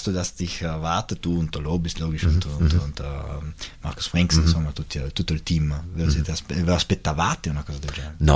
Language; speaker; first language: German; non-native, local second language; Italian